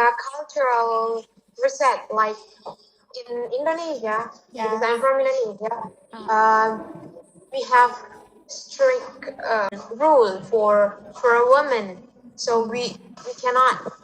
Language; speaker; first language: English; non-native, fluent; Indonesian